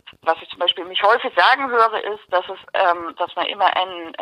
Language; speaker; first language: German; native; German